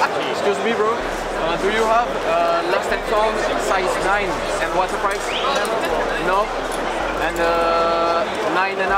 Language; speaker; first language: English; non-native, learner; French